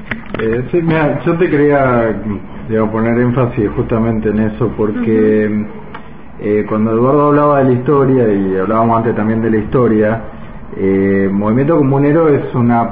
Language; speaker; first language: Spanish; native; Spanish